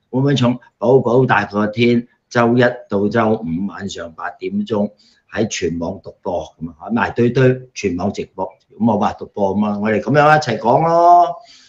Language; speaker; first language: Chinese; non-native, local second language; Cantonese